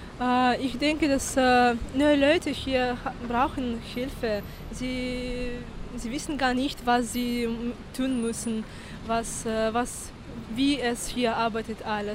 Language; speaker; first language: German; non-native, learner; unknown